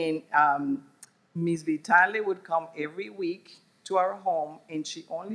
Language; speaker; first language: English; non-native, fluent; Spanish